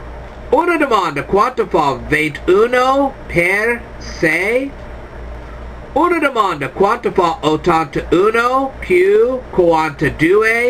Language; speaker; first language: Italian; non-native, learner; English